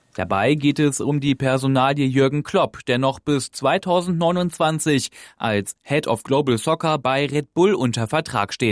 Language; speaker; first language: German; native; German